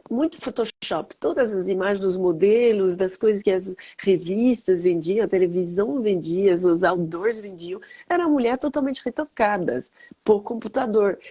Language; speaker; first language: Portuguese; non-native, fluent; French